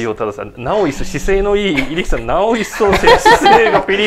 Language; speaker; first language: Japanese; native; Japanese